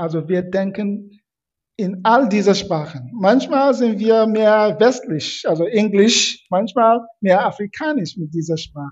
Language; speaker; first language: German; non-native, fluent; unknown